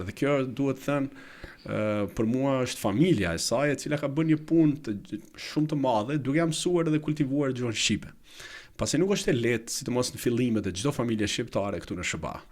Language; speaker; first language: Albanian; native; Albanian